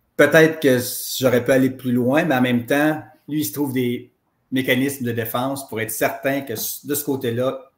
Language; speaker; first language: French; native; French